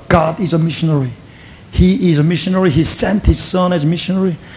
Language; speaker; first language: English; non-native, fluent; Korean